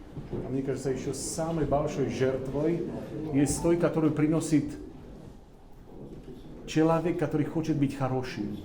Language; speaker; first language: Russian; non-native, fluent; Azerbaijani